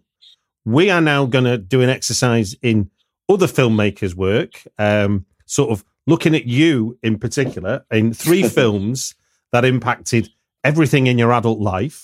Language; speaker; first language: English; native; English